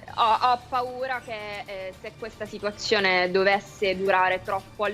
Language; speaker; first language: Italian; native; Italian